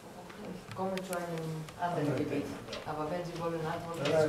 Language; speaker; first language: German; non-native, fluent; Greek